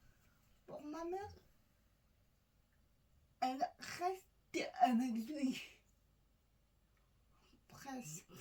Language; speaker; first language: French; non-native, learner; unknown